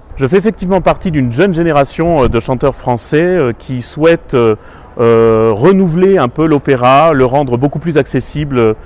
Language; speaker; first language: French; native; French